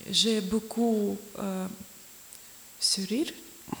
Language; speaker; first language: French; non-native, learner; Ukrainian